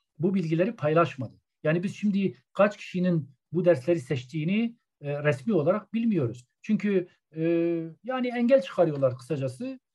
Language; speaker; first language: Turkish; non-native, local second language; Zaza